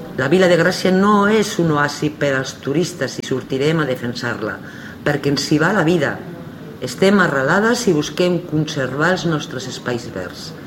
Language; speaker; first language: Catalan; native; Catalan